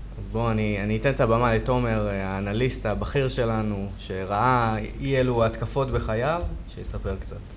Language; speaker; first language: Hebrew; native; Hebrew